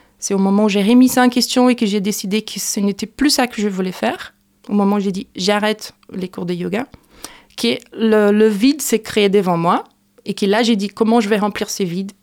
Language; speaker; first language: French; non-native, fluent; Portuguese